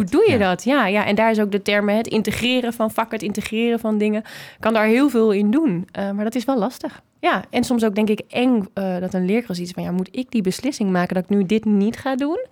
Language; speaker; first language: Dutch; native; Dutch